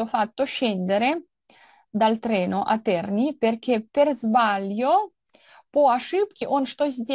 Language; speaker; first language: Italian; non-native, fluent; Russian